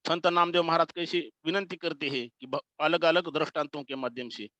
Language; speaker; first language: Hindi; non-native, local second language; Marathi